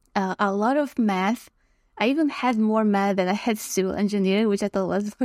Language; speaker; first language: English; non-native, fluent; Croatian